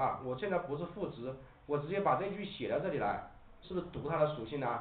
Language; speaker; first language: Chinese; native; Chinese